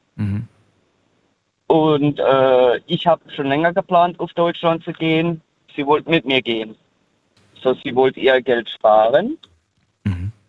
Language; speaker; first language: German; early bilingual, heritage; German